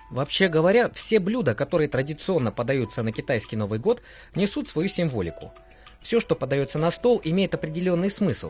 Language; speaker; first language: Russian; native; Russian